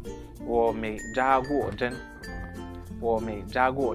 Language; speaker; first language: Chinese; non-native, fluent; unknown